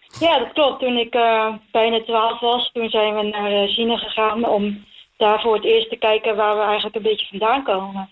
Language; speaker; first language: Dutch; early bilingual, other home language; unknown